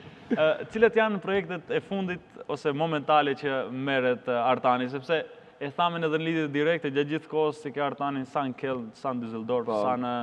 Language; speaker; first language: Albanian; native; Albanian